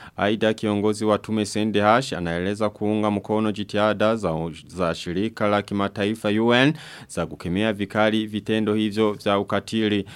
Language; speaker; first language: Swahili; non-native, local second language; Rundi